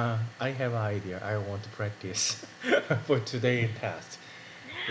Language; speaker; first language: English; non-native, learner; Korean